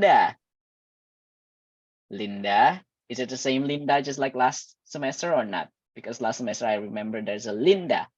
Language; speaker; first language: English; non-native, fluent; Indonesian